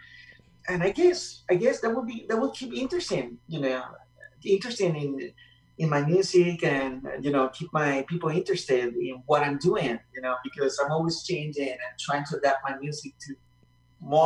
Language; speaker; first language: English; non-native, fluent; Spanish